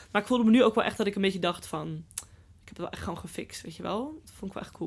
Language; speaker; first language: Dutch; native; Dutch